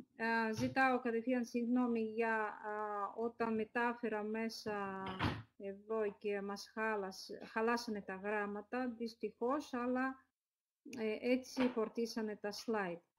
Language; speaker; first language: Greek; non-native, fluent; Russian